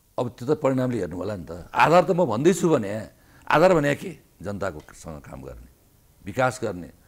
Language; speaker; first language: Nepali; native; Nepali